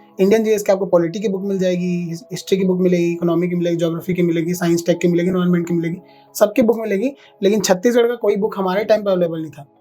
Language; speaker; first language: Hindi; native; Hindi